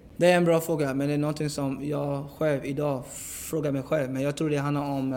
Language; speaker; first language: Swedish; non-native, fluent; English